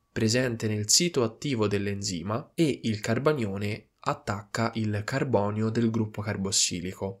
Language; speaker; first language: Italian; native; Italian